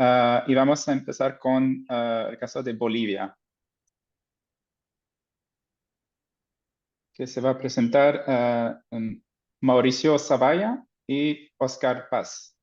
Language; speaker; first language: Spanish; non-native, fluent; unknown